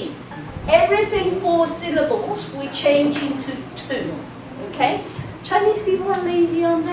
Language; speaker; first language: English; non-native, fluent; Chinese